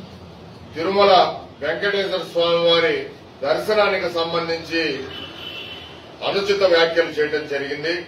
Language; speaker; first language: Telugu; native; Telugu